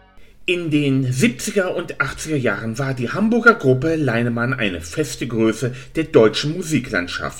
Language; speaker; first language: German; native; German